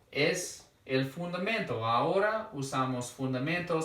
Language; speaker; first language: Spanish; non-native, fluent; English